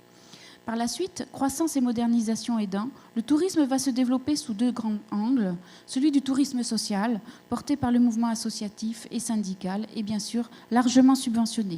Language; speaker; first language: French; native; French